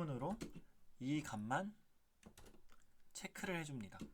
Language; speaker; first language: Korean; native; Korean